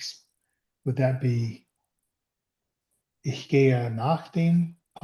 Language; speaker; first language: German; non-native, learner; English